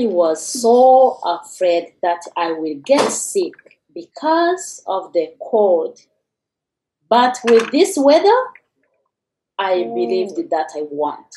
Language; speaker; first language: English; non-native, local second language; Kinyarwanda